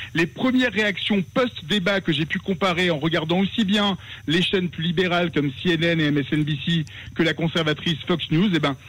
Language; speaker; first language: French; native; French